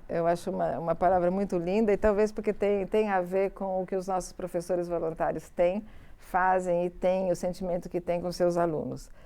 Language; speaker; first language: Portuguese; early bilingual, other home language; Italian